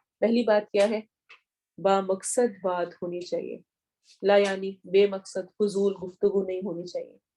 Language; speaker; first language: Urdu; native; Urdu